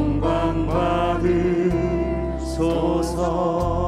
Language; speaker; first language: Korean; native; Korean